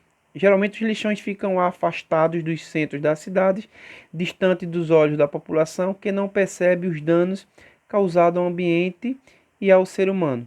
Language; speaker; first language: Portuguese; native; Portuguese